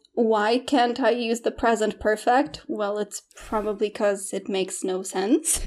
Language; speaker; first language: English; non-native, fluent; Polish